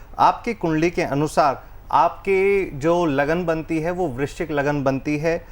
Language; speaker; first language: Hindi; native; Hindi